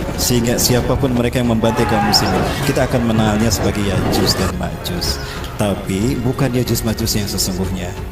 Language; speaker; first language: Indonesian; native; Indonesian